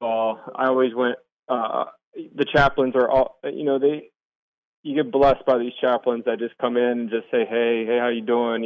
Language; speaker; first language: English; native; English